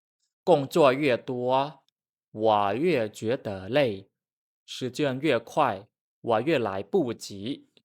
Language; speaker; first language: Chinese; non-native, fluent; Khmer